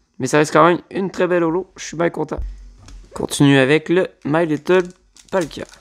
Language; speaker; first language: French; native; French